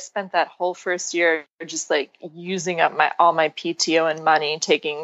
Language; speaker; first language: English; native; English